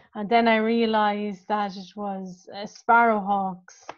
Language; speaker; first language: English; native; English